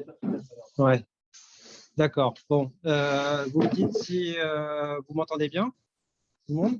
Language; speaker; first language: French; native; French